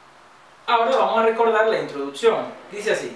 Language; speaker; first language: Spanish; native; Spanish